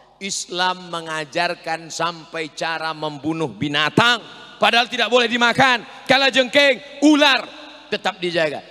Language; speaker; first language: Indonesian; native; Indonesian